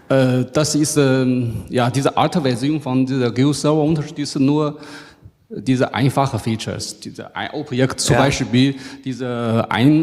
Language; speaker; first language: German; non-native, learner; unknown